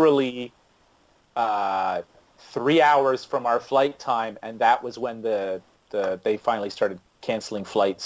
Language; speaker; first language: English; native; English